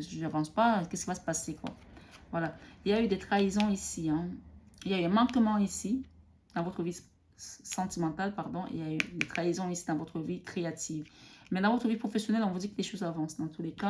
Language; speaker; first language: French; native; French